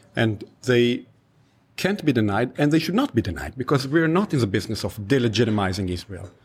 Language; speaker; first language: English; non-native, fluent; Hebrew